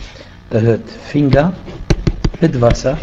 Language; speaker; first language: German; non-native, fluent; Arabic